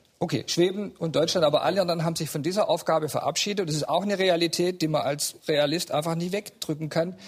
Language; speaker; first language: German; native; German